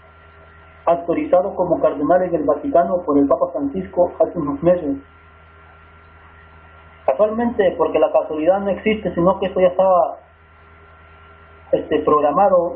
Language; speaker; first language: Spanish; native; Spanish